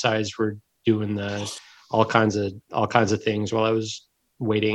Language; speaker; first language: English; native; English